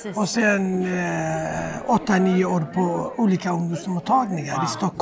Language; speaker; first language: Swedish; non-native, fluent; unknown